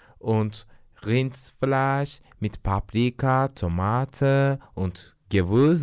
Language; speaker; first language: German; non-native, learner; Turkish